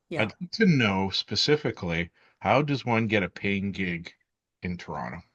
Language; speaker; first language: English; native; English